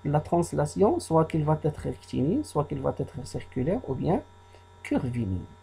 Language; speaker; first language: French; non-native, local second language; Arabic